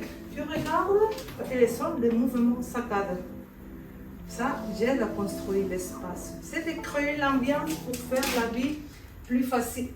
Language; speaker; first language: French; non-native, fluent; Spanish